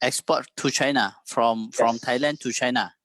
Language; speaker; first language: English; non-native, learner; Thai